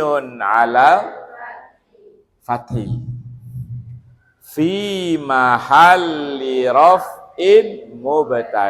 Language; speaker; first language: Arabic; non-native, fluent; Indonesian